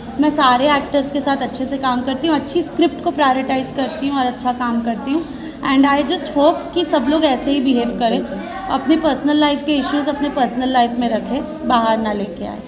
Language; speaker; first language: Hindi; native; Hindi